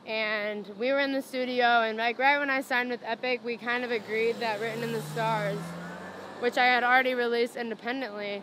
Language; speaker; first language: English; native; English